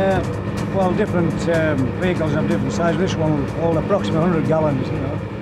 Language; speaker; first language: English; native; English